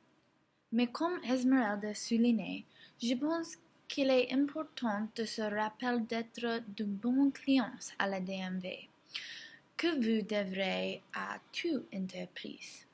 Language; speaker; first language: French; non-native, learner; English